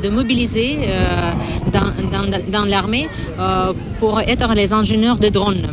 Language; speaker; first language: French; non-native, fluent; Russian